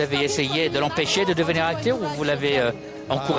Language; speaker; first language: French; native; French